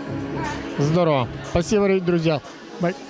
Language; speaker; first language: Russian; native; Russian